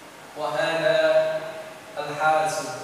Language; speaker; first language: Arabic; non-native, learner; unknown